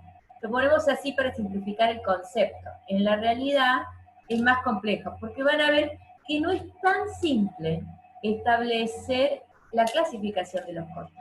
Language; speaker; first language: Spanish; native; Spanish